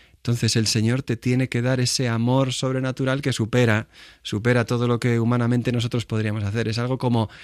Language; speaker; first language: Spanish; native; Spanish